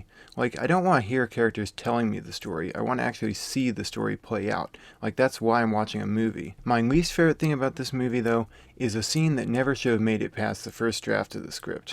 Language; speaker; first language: English; native; English